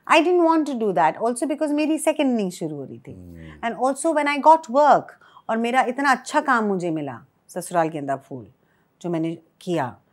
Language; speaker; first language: Hindi; native; Hindi